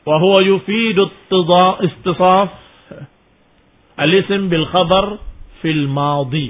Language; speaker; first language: Arabic; non-native, fluent; Indonesian